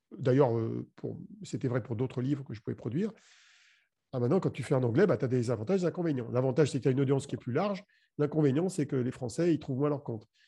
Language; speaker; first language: French; native; French